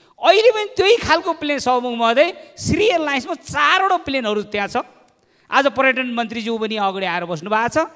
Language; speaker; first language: Nepali; non-native, local second language; Eastern Tamang